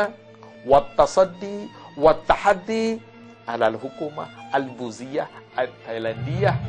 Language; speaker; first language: Arabic; non-native, learner; Malay